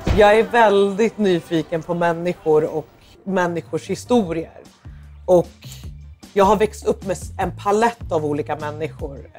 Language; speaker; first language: Swedish; early bilingual, other home language; English